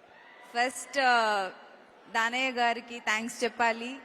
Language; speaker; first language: Telugu; non-native, learner; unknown